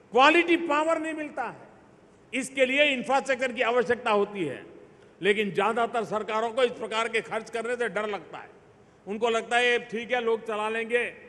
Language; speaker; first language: Hindi; non-native, local second language; Gujarati